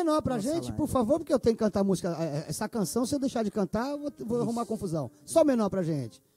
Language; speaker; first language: Portuguese; native; Portuguese